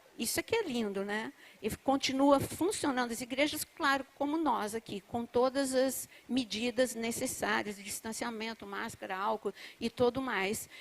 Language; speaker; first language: Portuguese; native; Portuguese